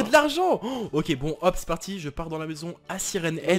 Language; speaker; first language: French; native; French